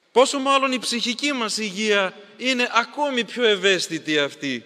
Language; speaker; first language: Greek; native; Greek